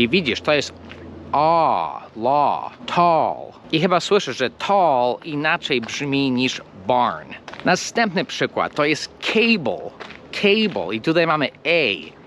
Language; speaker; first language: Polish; non-native, fluent; English